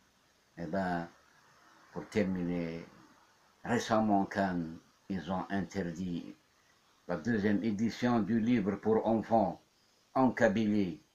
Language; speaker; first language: French; non-native, local second language; Kabyle